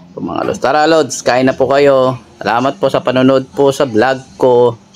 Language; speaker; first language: Filipino; native; Filipino